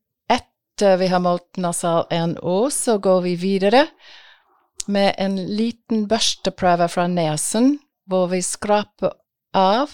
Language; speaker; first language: Norwegian; non-native, fluent; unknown